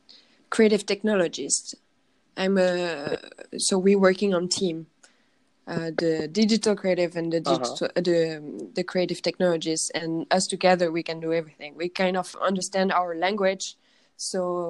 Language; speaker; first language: English; non-native, fluent; French